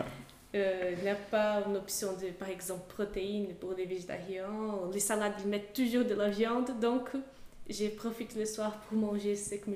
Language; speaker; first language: French; non-native, fluent; Portuguese